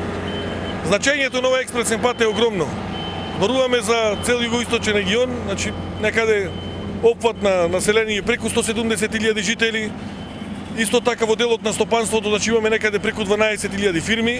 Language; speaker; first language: Macedonian; native; Macedonian